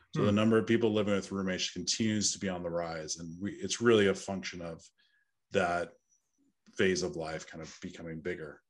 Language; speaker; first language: English; native; English